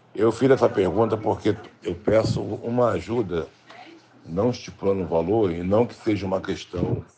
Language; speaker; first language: Portuguese; native; Portuguese